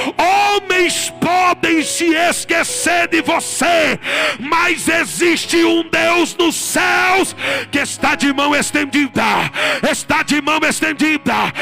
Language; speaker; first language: Portuguese; native; Portuguese